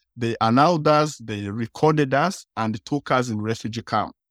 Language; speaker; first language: English; early bilingual, other home language; Kinyarwanda